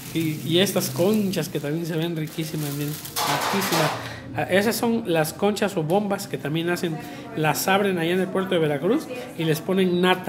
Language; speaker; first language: Spanish; native; Spanish